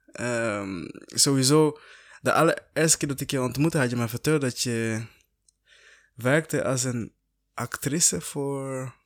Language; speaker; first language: Dutch; non-native, fluent; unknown